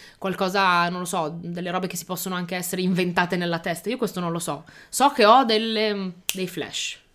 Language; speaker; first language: Italian; early bilingual, other home language; Albanian